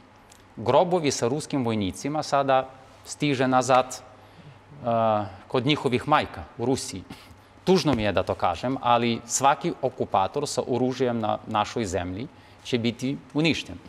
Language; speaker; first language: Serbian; non-native, fluent; Ukrainian